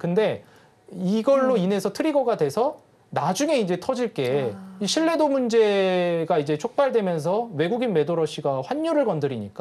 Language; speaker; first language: Korean; native; Korean